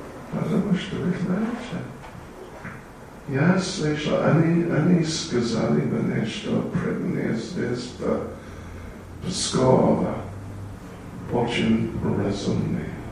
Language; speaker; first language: Russian; non-native, learner; English